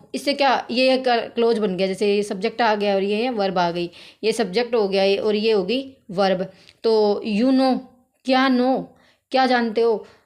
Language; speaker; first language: Hindi; native; Hindi